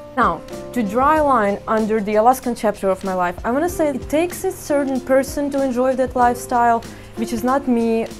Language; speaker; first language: English; non-native, fluent; Ukrainian